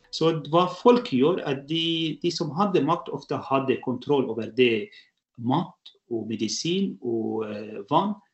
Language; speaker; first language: Norwegian; non-native, fluent; Kurdish